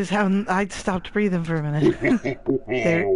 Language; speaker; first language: English; native; English